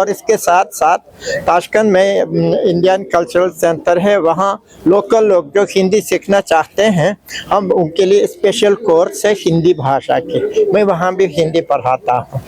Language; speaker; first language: Hindi; non-native, fluent; Uzbek